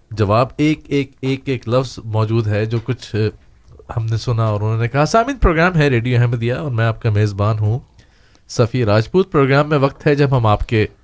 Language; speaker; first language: Urdu; native; Urdu